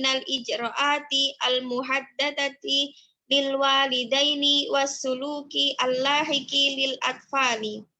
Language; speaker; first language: Arabic; non-native, learner; Indonesian